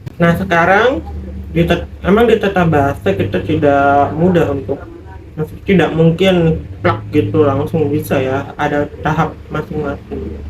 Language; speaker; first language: Indonesian; native; Indonesian